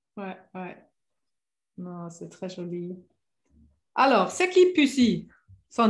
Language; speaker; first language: French; non-native, fluent; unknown